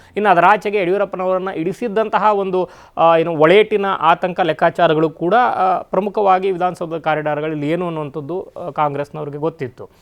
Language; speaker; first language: Kannada; native; Kannada